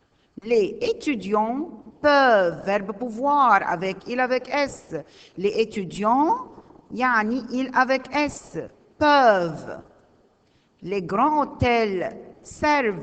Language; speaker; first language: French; non-native, learner; Arabic